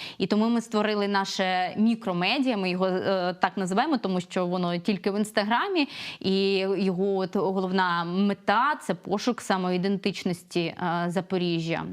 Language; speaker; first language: Ukrainian; non-native, local second language; Russian